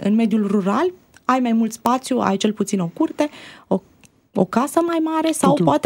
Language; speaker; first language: Romanian; native; Romanian